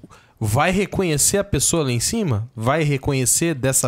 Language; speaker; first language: Portuguese; native; Portuguese